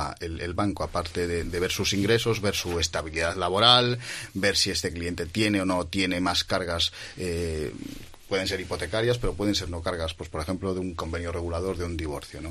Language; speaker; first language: Spanish; native; Spanish